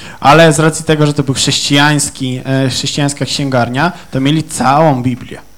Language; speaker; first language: Polish; native; Polish